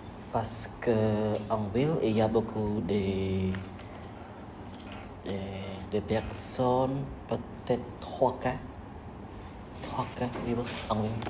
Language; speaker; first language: French; non-native, learner; Khmer